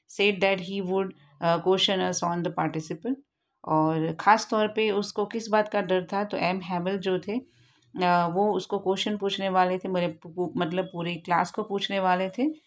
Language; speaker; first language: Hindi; non-native, local second language; Gujarati